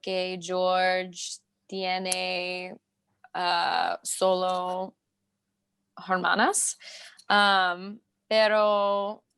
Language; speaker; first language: Spanish; non-native, learner; English